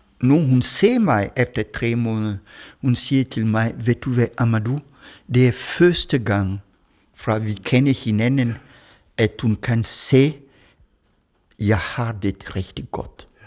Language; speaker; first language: Danish; non-native, fluent; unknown